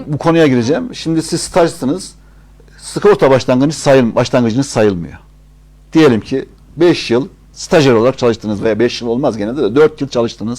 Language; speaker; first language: Turkish; native; Turkish